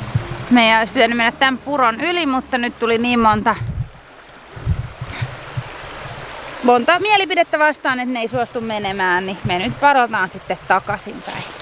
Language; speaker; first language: Finnish; native; Finnish